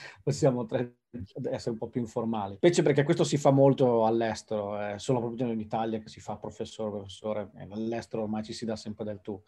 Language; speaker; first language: Italian; native; Italian